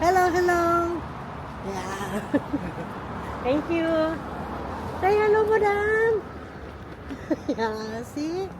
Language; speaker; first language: English; non-native, local second language; Filipino